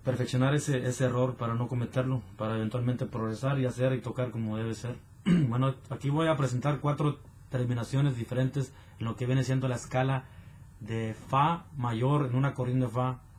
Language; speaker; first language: Spanish; native; Spanish